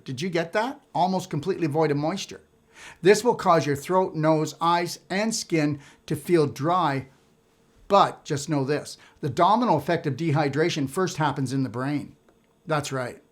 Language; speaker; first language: English; native; English